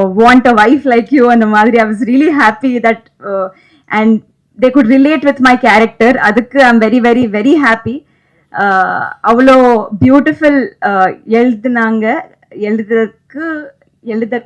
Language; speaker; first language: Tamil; non-native, local second language; Malayalam